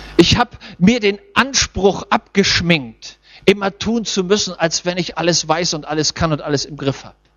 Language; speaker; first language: German; native; German